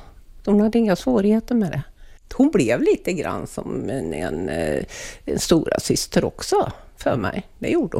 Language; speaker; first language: Swedish; native; Swedish